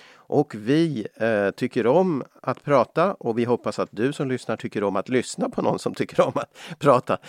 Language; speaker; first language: Swedish; native; Swedish